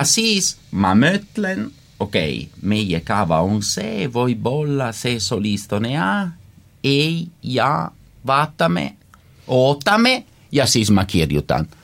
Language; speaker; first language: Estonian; non-native, learner; Italian